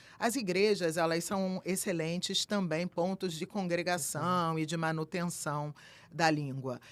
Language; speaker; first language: Portuguese; native; Portuguese